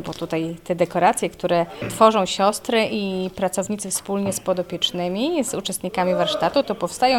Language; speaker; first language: Polish; native; Polish